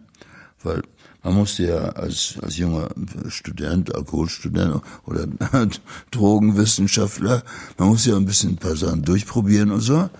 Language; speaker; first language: German; native; German